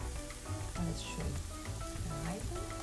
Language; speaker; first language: German; non-native, fluent; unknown